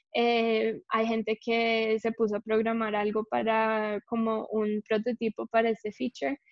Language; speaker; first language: Spanish; early bilingual, heritage; English